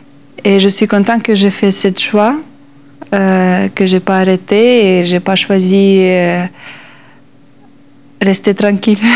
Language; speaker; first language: French; non-native, learner; Russian